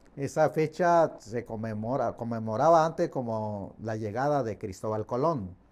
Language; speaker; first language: Spanish; non-native, fluent; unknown